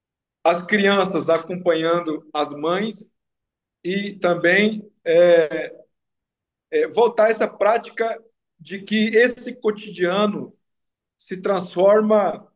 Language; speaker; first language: Portuguese; non-native, local second language; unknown